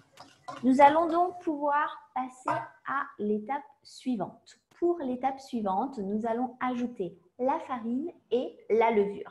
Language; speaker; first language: French; native; French